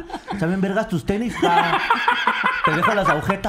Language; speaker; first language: Spanish; native; Spanish